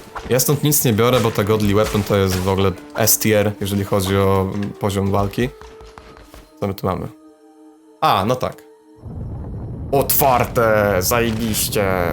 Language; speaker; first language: Polish; native; Polish